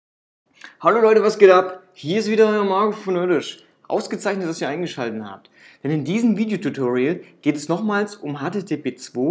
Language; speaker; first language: German; native; German